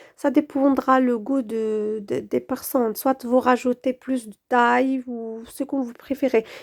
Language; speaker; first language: French; non-native, local second language; Arabic